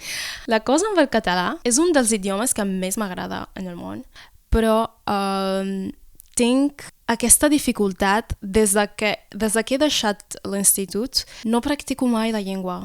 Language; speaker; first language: Catalan; non-native, local second language; French